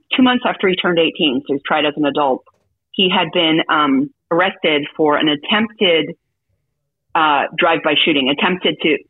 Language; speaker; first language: English; native; English